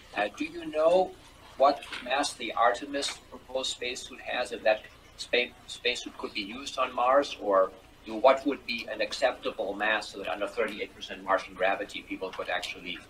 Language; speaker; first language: English; non-native, fluent; Portuguese